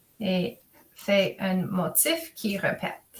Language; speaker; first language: French; non-native, fluent; English